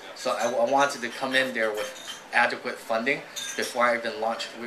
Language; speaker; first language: English; native; English